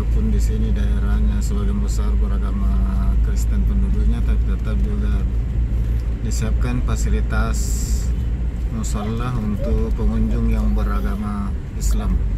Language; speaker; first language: Indonesian; native; Indonesian